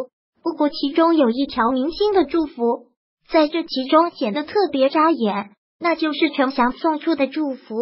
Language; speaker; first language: Chinese; native; Chinese